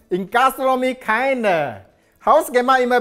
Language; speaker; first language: German; non-native, learner; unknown